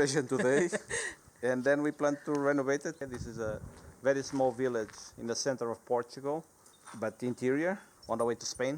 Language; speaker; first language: English; non-native, fluent; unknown